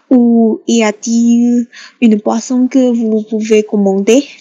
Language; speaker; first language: French; non-native, learner; Chinese